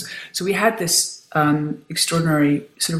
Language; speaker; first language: English; native; English